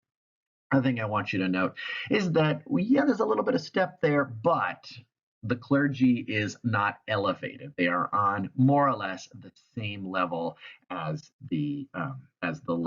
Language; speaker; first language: English; native; English